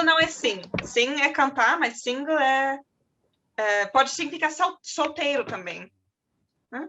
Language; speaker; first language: Portuguese; non-native, fluent; German